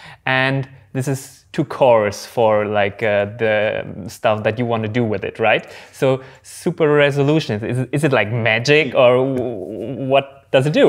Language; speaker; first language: English; non-native, fluent; German